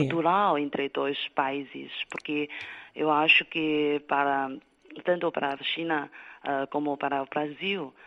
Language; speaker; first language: Portuguese; non-native, fluent; Chinese